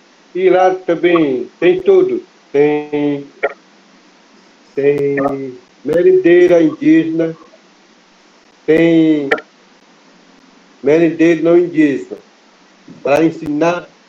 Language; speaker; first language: Portuguese; non-native, local second language; Kayapó